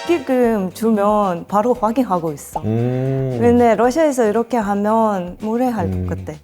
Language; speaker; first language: Korean; non-native, learner; Russian